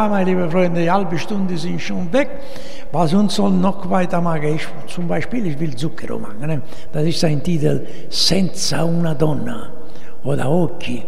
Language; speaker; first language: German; non-native, learner; Italian